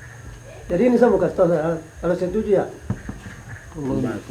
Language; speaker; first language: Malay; non-native, local second language; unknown